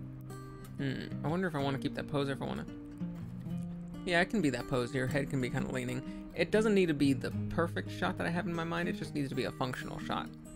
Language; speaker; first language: English; native; English